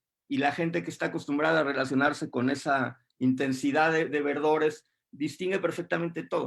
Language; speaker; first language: Spanish; native; Spanish